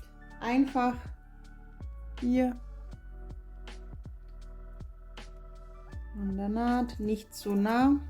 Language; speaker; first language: German; non-native, fluent; Portuguese